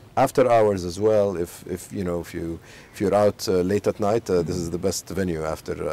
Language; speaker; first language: English; non-native, fluent; Arabic